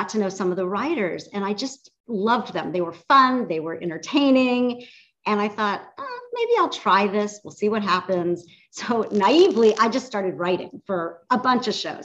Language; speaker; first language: English; native; English